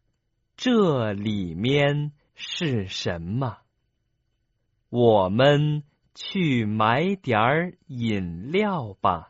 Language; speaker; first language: Chinese; non-native, learner; Croatian